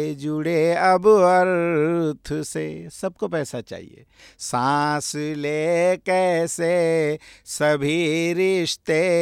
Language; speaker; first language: Hindi; native; Hindi